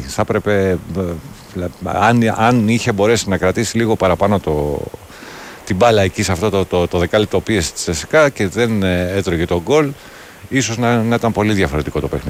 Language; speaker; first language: Greek; native; Greek